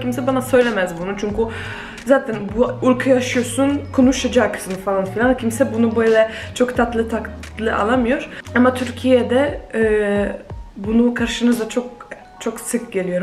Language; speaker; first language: Turkish; non-native, fluent; Polish